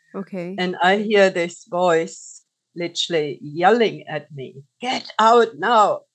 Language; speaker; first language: English; non-native, fluent; German